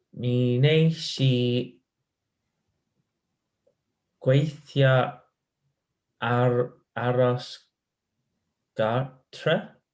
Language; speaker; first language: Welsh; non-native, learner; English